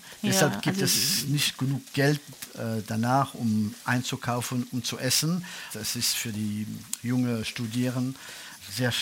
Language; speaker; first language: German; non-native, fluent; French